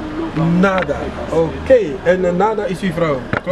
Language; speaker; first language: Dutch; non-native, fluent; French